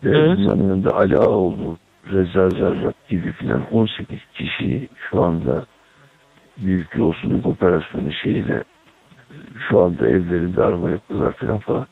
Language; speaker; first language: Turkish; native; Turkish